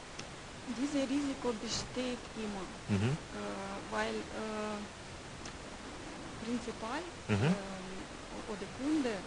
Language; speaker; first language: German; non-native, learner; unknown